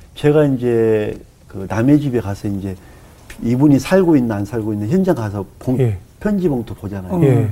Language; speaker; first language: Korean; native; Korean